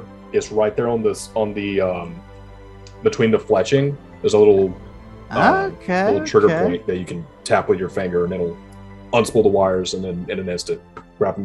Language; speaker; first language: English; native; English